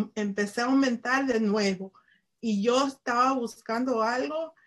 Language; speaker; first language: Spanish; early bilingual, heritage; Spanish